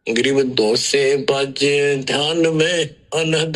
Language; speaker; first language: Hindi; native; Hindi